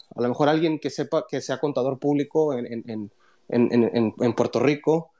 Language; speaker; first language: Spanish; early bilingual, heritage; Spanish